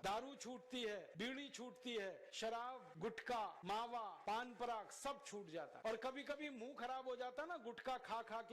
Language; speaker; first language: Hindi; native; Hindi